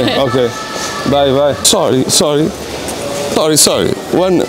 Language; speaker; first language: English; non-native, learner; Portuguese